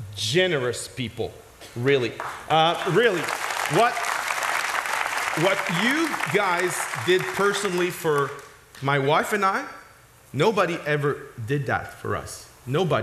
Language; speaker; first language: English; non-native, fluent; French